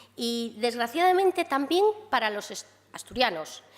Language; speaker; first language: Spanish; non-native, local second language; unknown